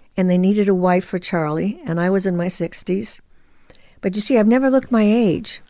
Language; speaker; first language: English; early bilingual, other home language; Spanish